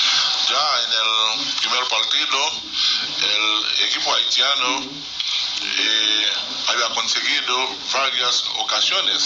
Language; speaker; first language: Spanish; non-native, fluent; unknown